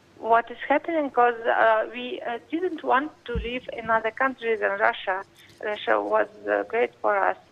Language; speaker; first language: English; non-native, learner; Russian